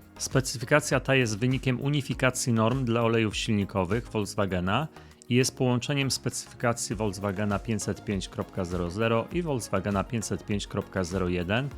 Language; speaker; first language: Polish; native; Polish